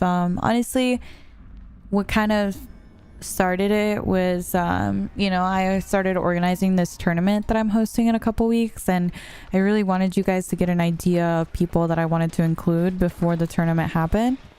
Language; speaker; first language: English; early bilingual, heritage; Spanish